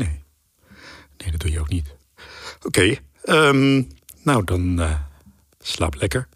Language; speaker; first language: Dutch; native; Dutch